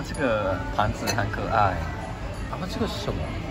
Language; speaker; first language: Chinese; non-native, fluent; Japanese